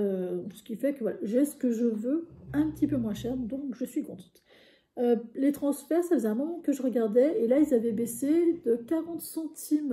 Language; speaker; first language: French; native; French